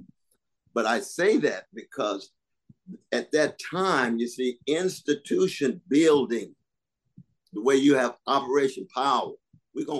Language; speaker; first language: English; native; English